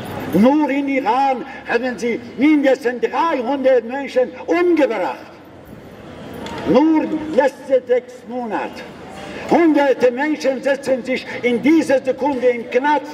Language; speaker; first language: German; non-native, learner; Persian